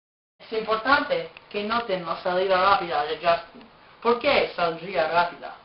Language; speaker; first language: Spanish; non-native, learner; English